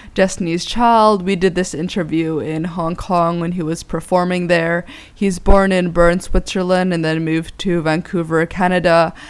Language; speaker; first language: English; non-native, local second language; Cantonese